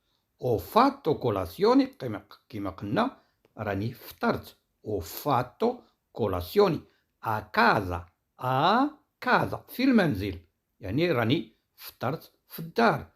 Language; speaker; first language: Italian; non-native, fluent; Arabic